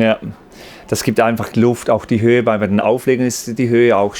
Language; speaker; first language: German; native; German